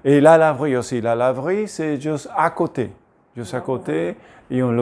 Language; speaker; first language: French; non-native, learner; Spanish